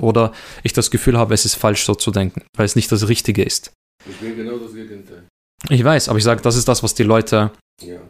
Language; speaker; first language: German; early bilingual, other home language; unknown